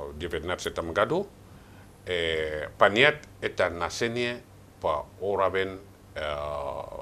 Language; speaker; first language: Russian; non-native, learner; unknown